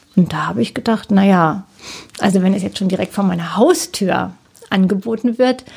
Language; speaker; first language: German; native; German